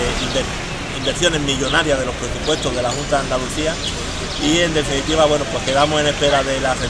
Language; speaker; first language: Spanish; native; Spanish